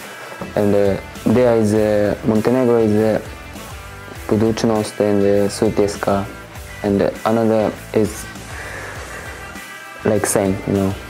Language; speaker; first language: English; non-native, learner; Japanese